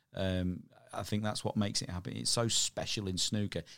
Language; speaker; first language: English; native; English